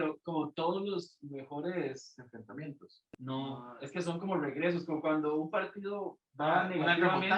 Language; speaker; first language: Spanish; native; Spanish